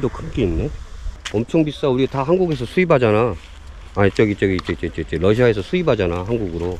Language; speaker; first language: Korean; native; Korean